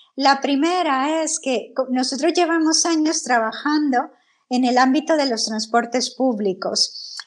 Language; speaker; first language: Spanish; native; Spanish